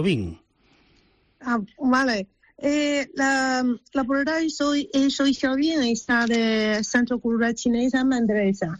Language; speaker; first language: Spanish; non-native, learner; Chinese